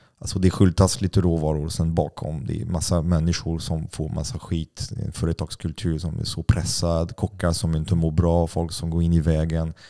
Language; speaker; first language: Swedish; non-native, fluent; French